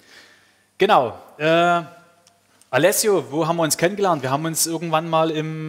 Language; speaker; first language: German; native; German